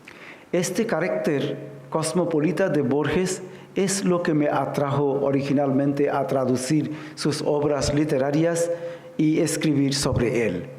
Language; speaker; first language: Spanish; non-native, fluent; Bangla